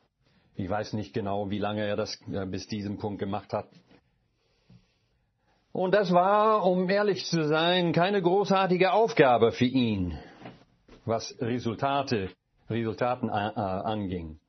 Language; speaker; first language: German; non-native, fluent; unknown